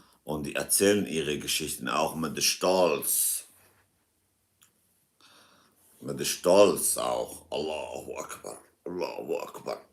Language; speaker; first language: German; non-native, fluent; Kurdish